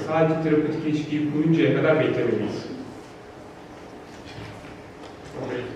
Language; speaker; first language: Turkish; native; Turkish